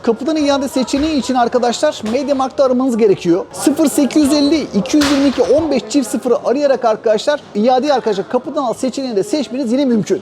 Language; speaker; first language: Turkish; native; Turkish